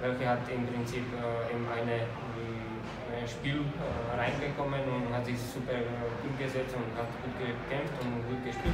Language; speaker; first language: German; non-native, fluent; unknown